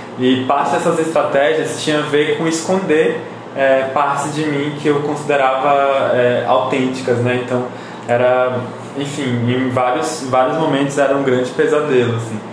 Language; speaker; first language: Portuguese; native; Portuguese